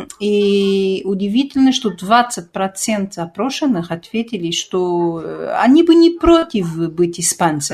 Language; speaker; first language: Russian; early bilingual, heritage; Russian